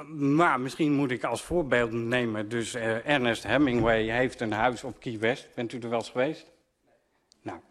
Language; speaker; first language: Dutch; native; Dutch